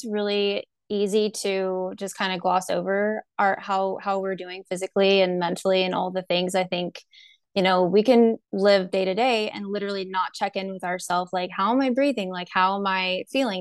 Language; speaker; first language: English; native; English